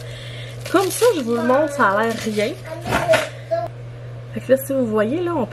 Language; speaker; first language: French; native; French